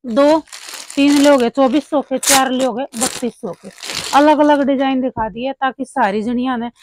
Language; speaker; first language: Hindi; native; Hindi